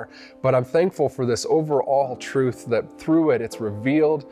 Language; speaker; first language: English; native; English